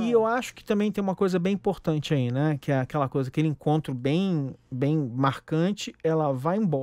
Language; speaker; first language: Portuguese; native; Portuguese